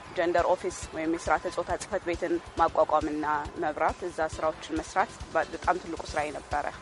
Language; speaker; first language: Amharic; native; Amharic